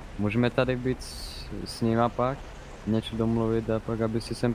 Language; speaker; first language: Czech; native; Czech